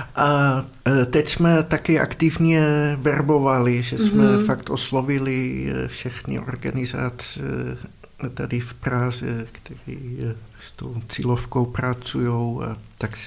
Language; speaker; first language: Czech; non-native, fluent; Dutch